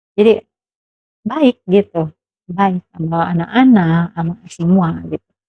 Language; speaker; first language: Indonesian; non-native, local second language; Sundanese